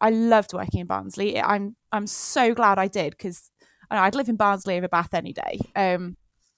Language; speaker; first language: English; native; English